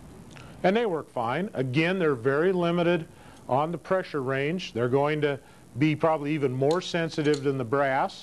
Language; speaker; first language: English; native; English